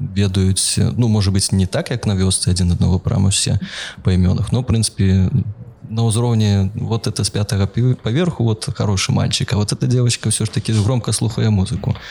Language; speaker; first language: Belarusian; non-native, local second language; Russian